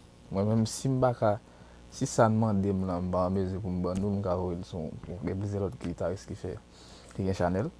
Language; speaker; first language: French; non-native, learner; Haitian Creole